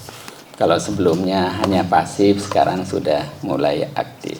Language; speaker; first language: Indonesian; native; Indonesian